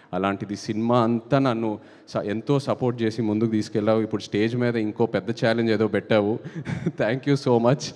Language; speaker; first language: Telugu; native; Telugu